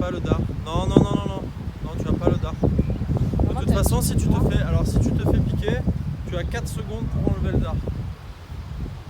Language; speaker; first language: French; native; French